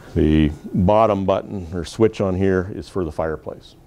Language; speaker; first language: English; native; English